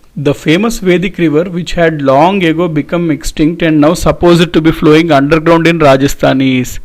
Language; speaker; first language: English; non-native, local second language; Telugu